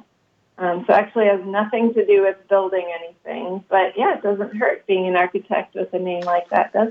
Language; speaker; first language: English; native; English